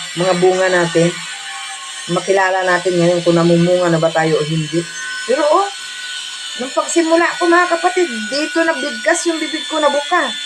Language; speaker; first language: Filipino; non-native, local second language; Cebuano